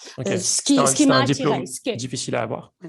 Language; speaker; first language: French; native; French